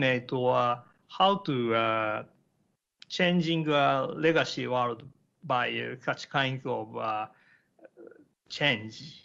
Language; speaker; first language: English; non-native, learner; Japanese